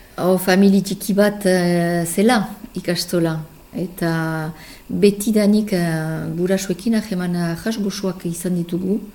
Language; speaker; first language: Basque; native; Basque